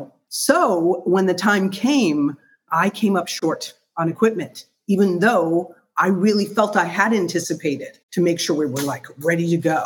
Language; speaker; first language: English; native; English